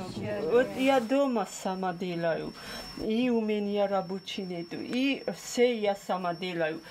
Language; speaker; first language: Russian; non-native, local second language; Ossetic